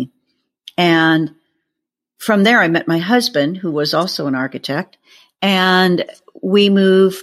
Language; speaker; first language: English; native; English